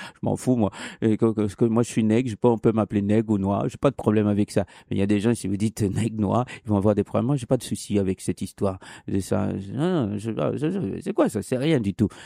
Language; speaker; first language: French; non-native, local second language; Haitian Creole